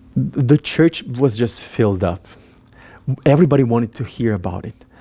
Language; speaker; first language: English; non-native, fluent; Portuguese